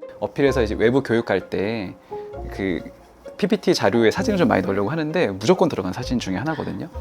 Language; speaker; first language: Korean; native; Korean